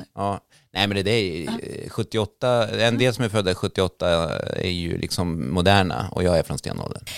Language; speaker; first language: Swedish; native; Swedish